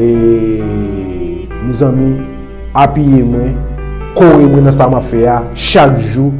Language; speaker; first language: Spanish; non-native, learner; Haitian Creole